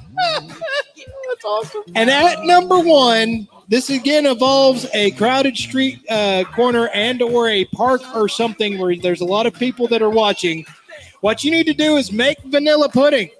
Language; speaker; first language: English; native; English